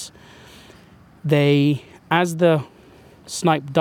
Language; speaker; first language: English; early bilingual, other home language; Arabic